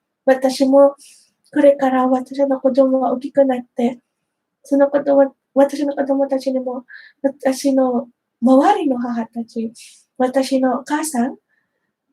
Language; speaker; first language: Japanese; non-native, fluent; Filipino